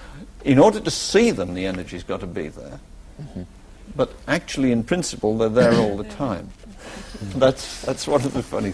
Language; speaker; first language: English; native; English